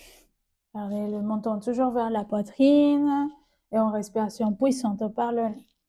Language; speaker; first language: French; native; French